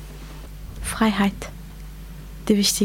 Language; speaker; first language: German; non-native, learner; Kurdish